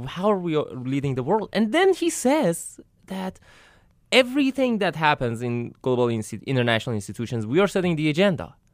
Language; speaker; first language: English; non-native, fluent; Persian